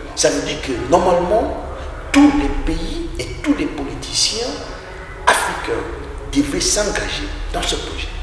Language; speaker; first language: French; non-native, local second language; English